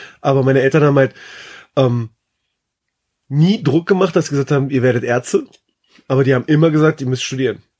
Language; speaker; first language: German; early bilingual, other home language; Persian